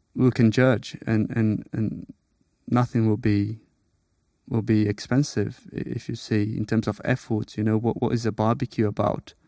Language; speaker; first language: English; non-native, fluent; Portuguese